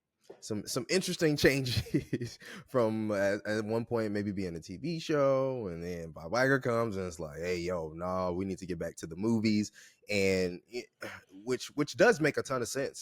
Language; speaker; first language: English; native; English